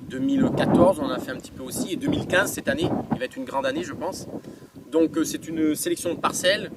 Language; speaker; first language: French; native; French